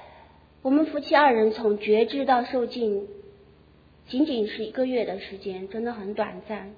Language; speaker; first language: Chinese; native; Chinese